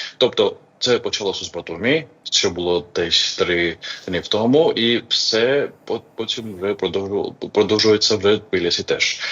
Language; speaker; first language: Ukrainian; non-native, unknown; Georgian